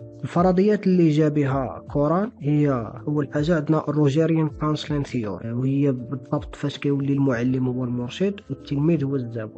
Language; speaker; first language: Arabic; native; Arabic